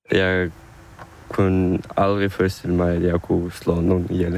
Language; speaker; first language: Danish; non-native, fluent; Ukrainian